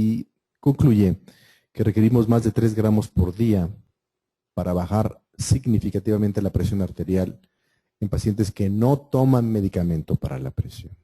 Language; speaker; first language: Spanish; native; Spanish